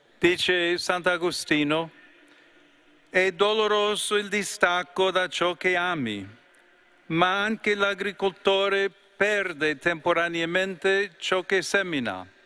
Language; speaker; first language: Italian; non-native, fluent; English